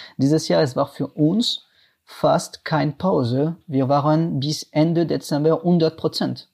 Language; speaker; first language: German; non-native, fluent; French